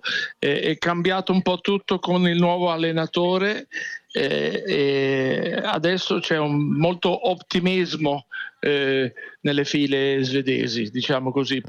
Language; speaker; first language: Italian; non-native, fluent; Swedish